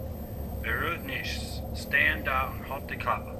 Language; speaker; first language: German; non-native, learner; English